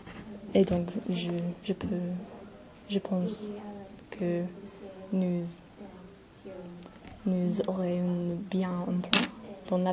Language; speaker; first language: French; non-native, learner; English